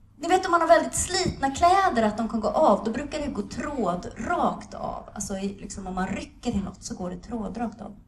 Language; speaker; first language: Swedish; native; Swedish